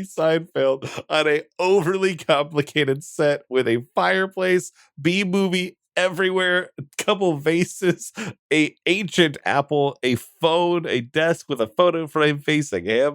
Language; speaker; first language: English; native; English